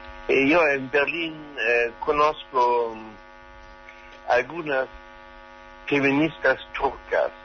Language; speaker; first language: Spanish; non-native, learner; German